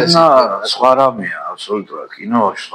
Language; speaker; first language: Georgian; native; Georgian